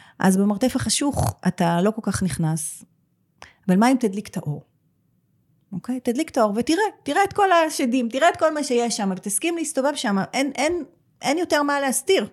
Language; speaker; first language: Hebrew; native; Hebrew